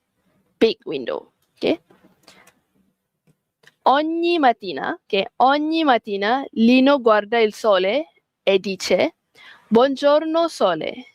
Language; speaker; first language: Italian; non-native, fluent; Malay